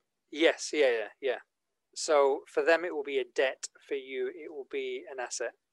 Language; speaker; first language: English; native; English